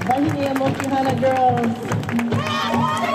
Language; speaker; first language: English; native; English